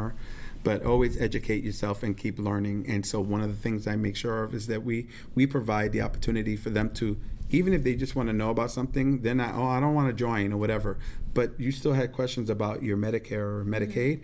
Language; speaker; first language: English; native; English